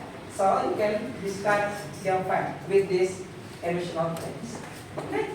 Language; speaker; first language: English; non-native, fluent; Indonesian